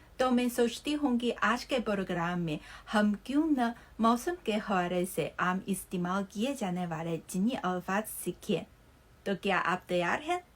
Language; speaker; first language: Urdu; native; Urdu